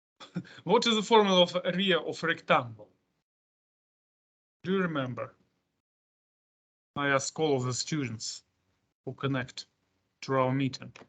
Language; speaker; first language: English; non-native, fluent; Russian